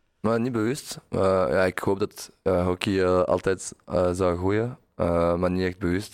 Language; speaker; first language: Dutch; non-native, local second language; French